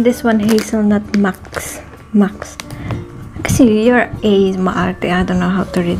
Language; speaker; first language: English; non-native, local second language; Filipino